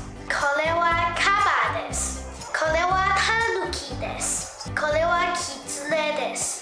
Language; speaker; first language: Japanese; non-native, learner; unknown